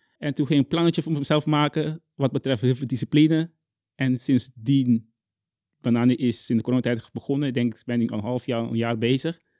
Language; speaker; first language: Dutch; non-native, local second language; Papiamento